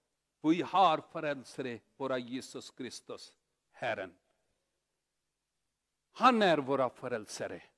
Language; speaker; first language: Swedish; non-native, learner; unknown